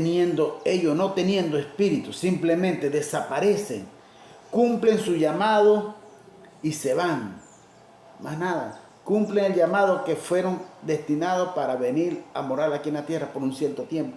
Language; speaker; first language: Spanish; native; Spanish